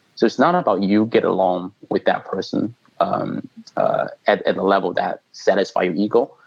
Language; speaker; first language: English; non-native, fluent; Chinese